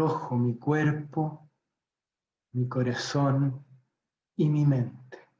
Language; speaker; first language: Spanish; native; Spanish